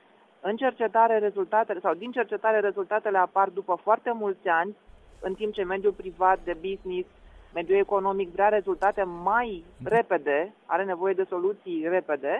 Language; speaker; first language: Romanian; native; Romanian